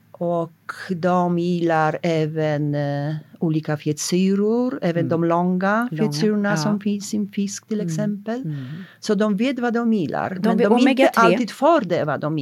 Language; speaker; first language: Swedish; non-native, fluent; Polish